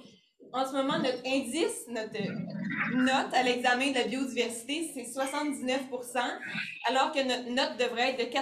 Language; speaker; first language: French; native; French